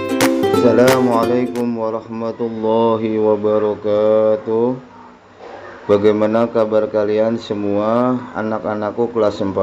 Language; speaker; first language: Indonesian; native; Indonesian